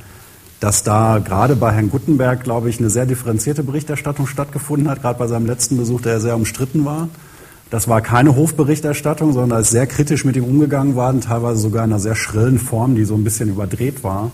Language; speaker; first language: German; native; German